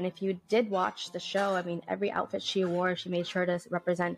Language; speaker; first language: English; native; English